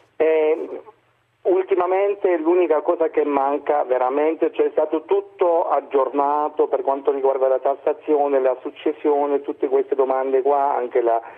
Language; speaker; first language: Italian; non-native, fluent; German